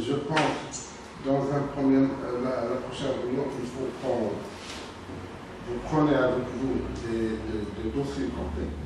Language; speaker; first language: French; non-native, local second language; Arabic